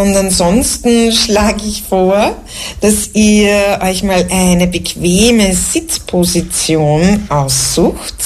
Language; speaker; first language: German; native; German